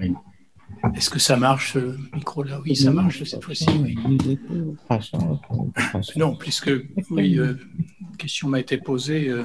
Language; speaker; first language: French; native; French